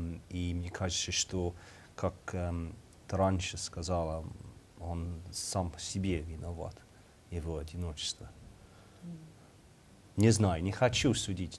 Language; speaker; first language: Russian; non-native, fluent; English